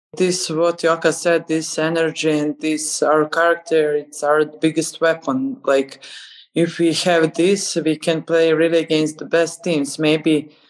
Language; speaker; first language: English; non-native, fluent; Serbian